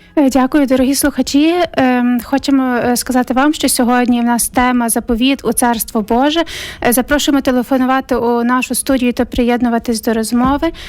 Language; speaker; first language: Ukrainian; native; Ukrainian